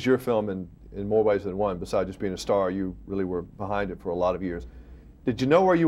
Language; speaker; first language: English; native; English